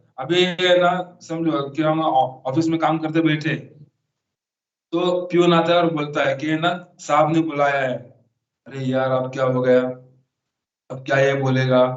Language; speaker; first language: Hindi; non-native, local second language; Marathi